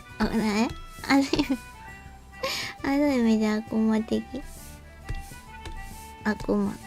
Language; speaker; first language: Japanese; native; Japanese